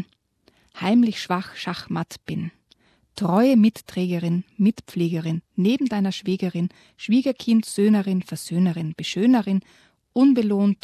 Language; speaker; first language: German; native; German